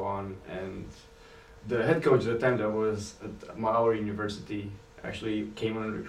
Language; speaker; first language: English; non-native, fluent; Romanian